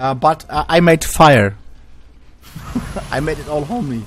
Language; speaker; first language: English; non-native, fluent; German